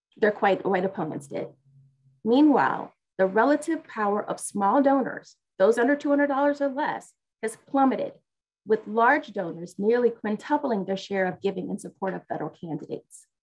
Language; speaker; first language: English; native; English